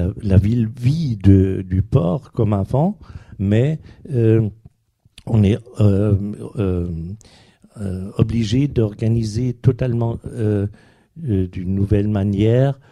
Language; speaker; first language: French; non-native, fluent; German